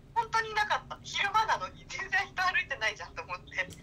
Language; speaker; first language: Japanese; native; Japanese